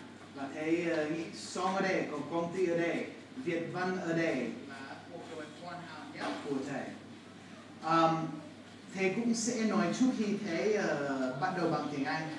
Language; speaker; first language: Vietnamese; non-native, fluent; English